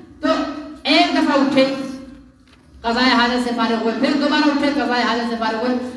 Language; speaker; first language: Urdu; non-native, local second language; Sindhi